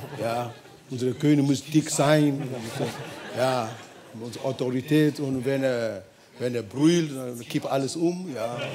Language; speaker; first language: German; non-native, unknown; Ewe